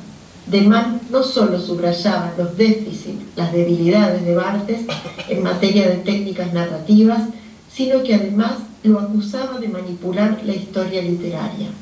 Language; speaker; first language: Spanish; native; Spanish